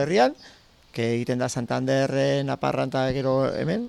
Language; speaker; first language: Basque; native; Basque